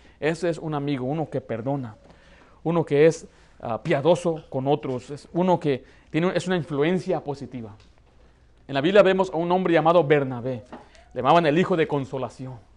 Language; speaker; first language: Spanish; early bilingual, heritage; Spanish